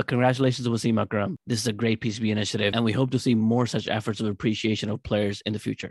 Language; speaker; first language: English; non-native, local second language; Urdu